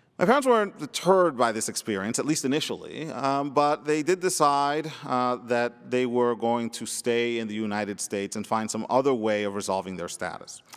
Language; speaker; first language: English; early bilingual, other home language; Spanish